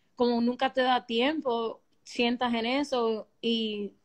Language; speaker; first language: Spanish; early bilingual, heritage; Spanish